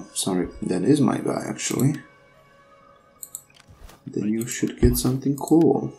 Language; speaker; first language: English; non-native, fluent; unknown